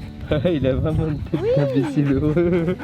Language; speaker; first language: French; native; French